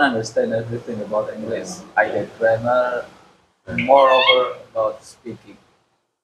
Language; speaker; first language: English; non-native, local second language; Indonesian